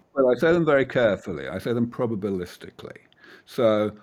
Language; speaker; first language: English; native; English